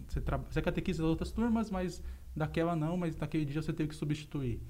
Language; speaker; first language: Portuguese; native; Portuguese